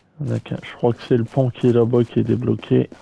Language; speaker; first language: French; native; French